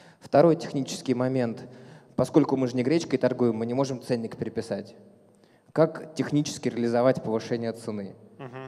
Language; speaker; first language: Russian; native; Russian